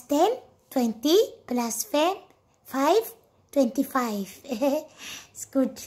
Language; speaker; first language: English; non-native, learner; Amharic